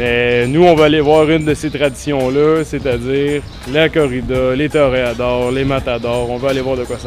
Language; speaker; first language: French; native; French